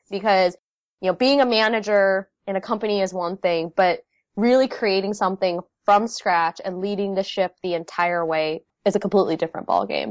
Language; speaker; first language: English; early bilingual, other home language; Vietnamese